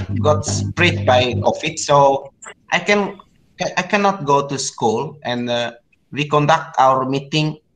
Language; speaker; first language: English; non-native, learner; Indonesian